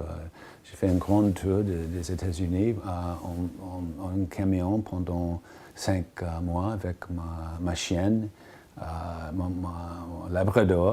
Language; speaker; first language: French; non-native, fluent; English